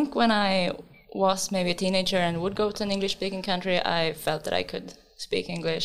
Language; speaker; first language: English; non-native, fluent; Swedish